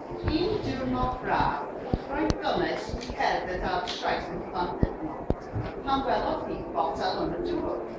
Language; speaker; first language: Welsh; non-native, learner; English